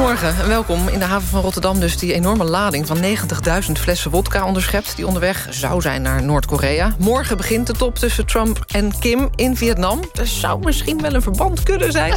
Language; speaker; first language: Dutch; native; Dutch